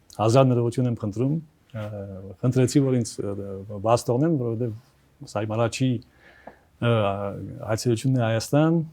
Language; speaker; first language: Armenian; early bilingual, heritage; Armenian